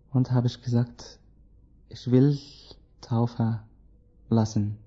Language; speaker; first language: German; non-native, learner; Arabic